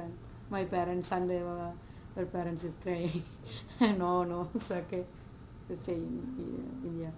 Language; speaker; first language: English; non-native, learner; Tamil